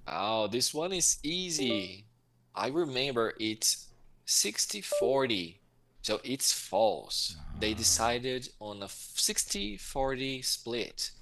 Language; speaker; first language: English; non-native, fluent; Portuguese